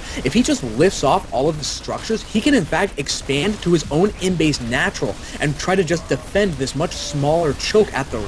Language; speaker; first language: English; native; English